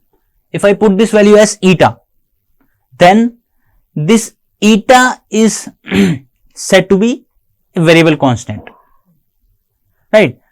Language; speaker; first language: English; non-native, local second language; Hindi